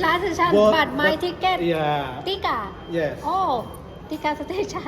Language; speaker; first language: English; non-native, learner; Thai